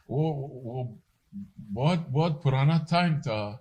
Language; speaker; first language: Hindi; non-native, learner; Arabic